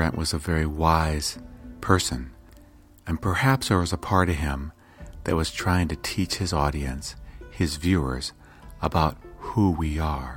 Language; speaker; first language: English; native; English